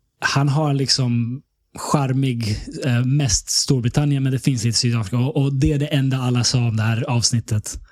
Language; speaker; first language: Swedish; early bilingual, other home language; Bosnian